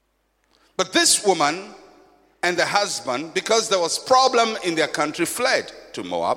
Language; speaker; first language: English; non-native, local second language; Akan